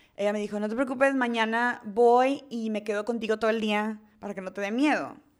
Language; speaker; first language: Spanish; early bilingual, heritage; Spanish